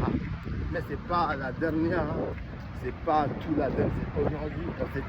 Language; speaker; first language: French; non-native, learner; Arabic